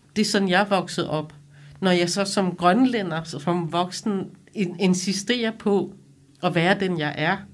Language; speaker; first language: Danish; non-native, local second language; Kalaallisut